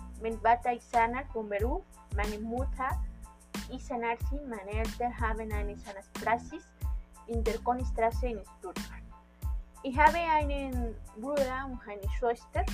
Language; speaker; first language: German; non-native, learner; Spanish